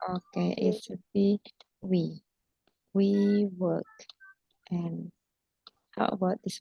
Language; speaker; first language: English; non-native, fluent; Indonesian